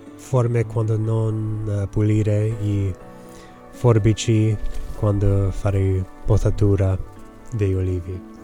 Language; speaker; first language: Italian; non-native, learner; English